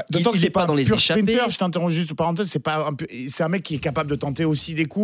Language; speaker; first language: French; native; French